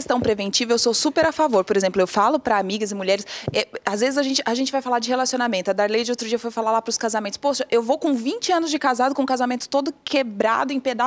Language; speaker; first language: Portuguese; native; Portuguese